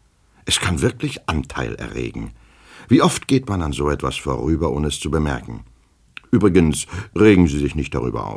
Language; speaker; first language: German; native; German